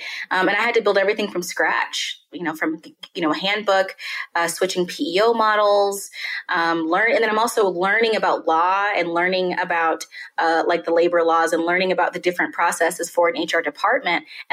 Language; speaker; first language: English; native; English